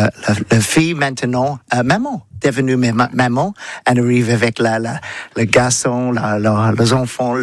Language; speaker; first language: French; non-native, learner; English